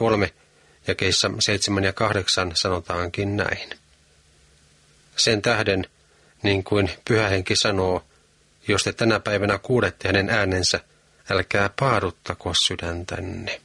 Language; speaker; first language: Finnish; native; Finnish